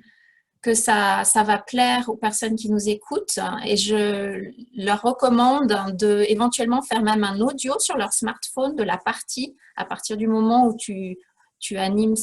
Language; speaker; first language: French; native; French